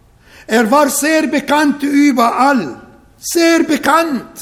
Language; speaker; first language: German; non-native, fluent; Arabic